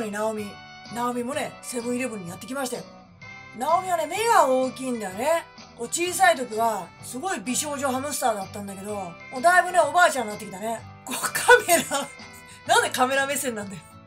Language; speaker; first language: Japanese; native; Japanese